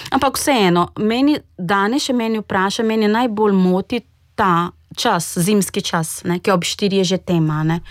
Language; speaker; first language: Slovenian; non-native, fluent; Portuguese